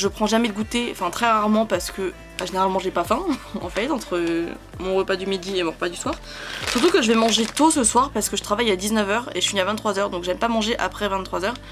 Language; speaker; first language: French; early bilingual, other home language; Spanish